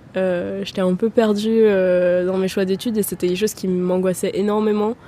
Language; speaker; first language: French; early bilingual, heritage; German